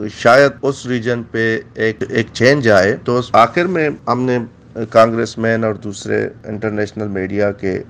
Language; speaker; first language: Urdu; non-native, local second language; Baluchi